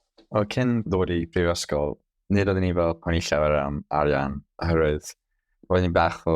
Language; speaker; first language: Welsh; non-native, local second language; English